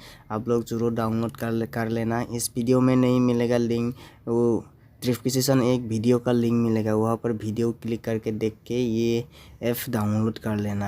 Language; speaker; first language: Hindi; non-native, local second language; Assamese